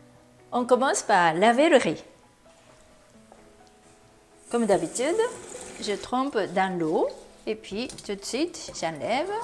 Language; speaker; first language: French; non-native, learner; Japanese